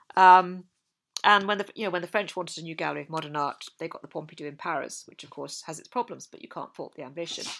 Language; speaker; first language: English; native; English